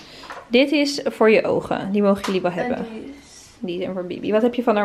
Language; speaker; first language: Dutch; native; Dutch